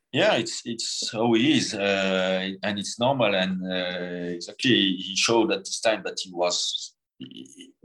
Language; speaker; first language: English; non-native, fluent; French